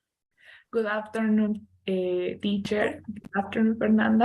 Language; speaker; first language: English; non-native, learner; Spanish